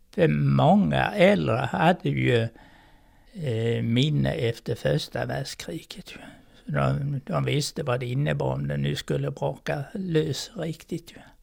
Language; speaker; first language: Swedish; native; Swedish